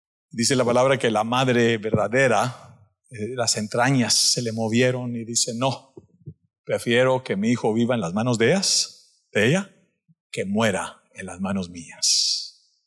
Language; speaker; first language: Spanish; native; Spanish